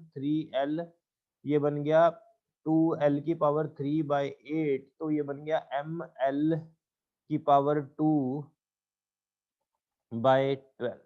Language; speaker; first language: Hindi; native; Hindi